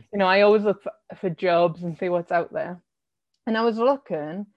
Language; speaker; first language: English; native; English